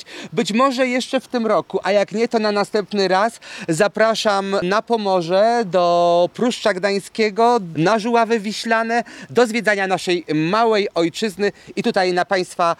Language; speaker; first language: Polish; native; Polish